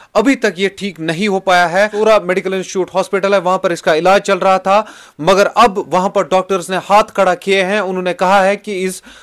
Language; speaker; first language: Hindi; non-native, local second language; Kashmiri